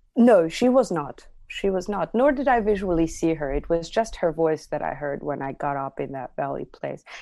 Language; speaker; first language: English; non-native, fluent; Armenian